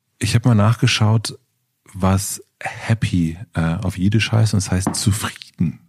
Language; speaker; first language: German; native; German